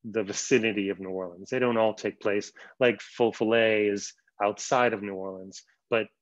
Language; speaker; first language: English; native; English